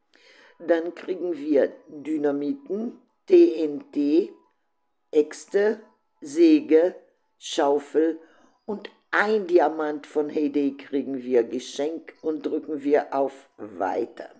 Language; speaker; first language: German; non-native, fluent; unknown